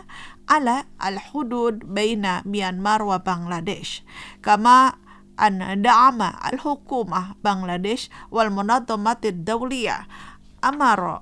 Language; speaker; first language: Arabic; non-native, fluent; Indonesian